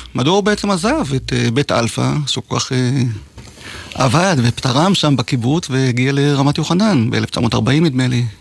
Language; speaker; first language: Hebrew; native; Hebrew